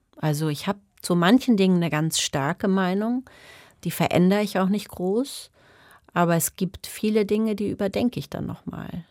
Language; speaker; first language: German; native; German